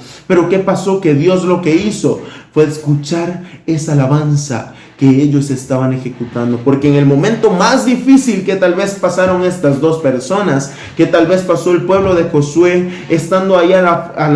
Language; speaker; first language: Spanish; native; Spanish